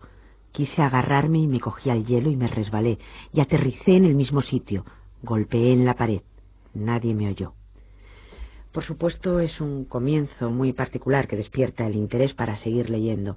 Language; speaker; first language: Spanish; native; Spanish